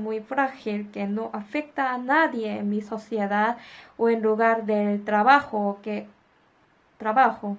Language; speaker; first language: Spanish; non-native, fluent; Korean